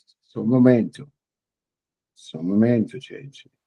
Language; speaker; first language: Portuguese; non-native, learner; English